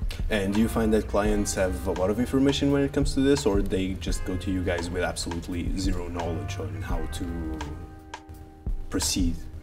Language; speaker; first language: English; early bilingual, other home language; Portuguese